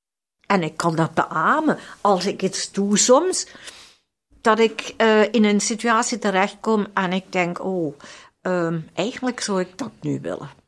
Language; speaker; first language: Dutch; non-native, fluent; German